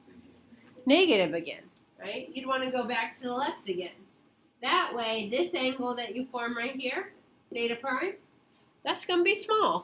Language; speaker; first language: English; native; English